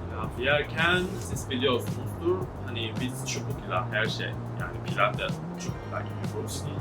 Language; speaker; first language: Turkish; non-native, learner; Chinese